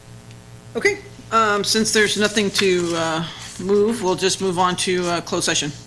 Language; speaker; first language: English; native; English